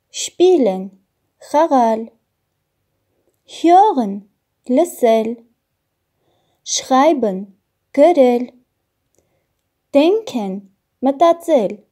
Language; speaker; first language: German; non-native, fluent; Armenian